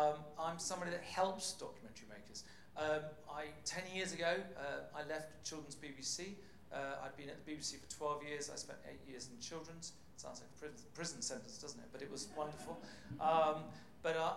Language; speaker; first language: English; native; English